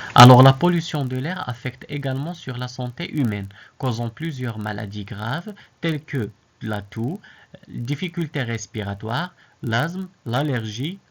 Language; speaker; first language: French; non-native, local second language; Arabic